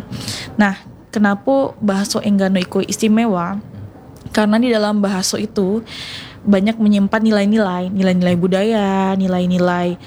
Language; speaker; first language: Indonesian; non-native, local second language; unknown